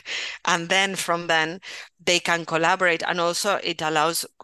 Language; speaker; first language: English; non-native, fluent; Spanish